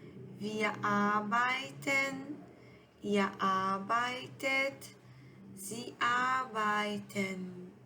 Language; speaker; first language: German; non-native, fluent; Portuguese